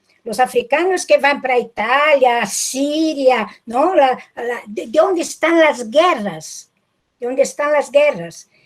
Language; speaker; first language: Spanish; non-native, fluent; Portuguese